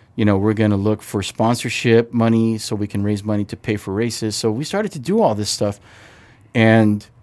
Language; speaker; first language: English; native; English